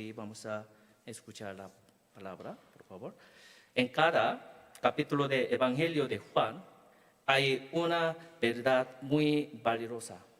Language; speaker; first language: Spanish; non-native, learner; Korean